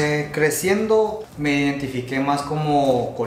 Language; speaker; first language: Spanish; early bilingual, other home language; Korean